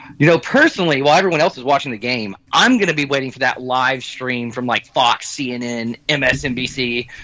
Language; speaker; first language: English; native; English